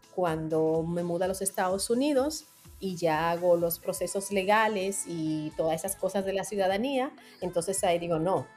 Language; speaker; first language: Spanish; native; Spanish